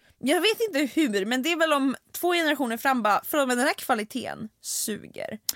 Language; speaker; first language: Swedish; early bilingual, other home language; Finnish